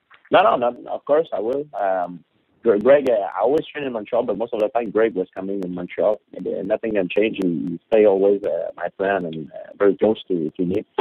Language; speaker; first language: English; non-native, fluent; French